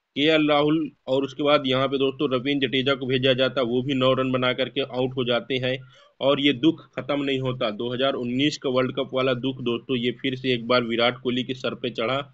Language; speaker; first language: Hindi; native; Hindi